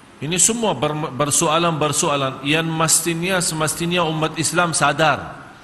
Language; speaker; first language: Malay; non-native, fluent; Arabic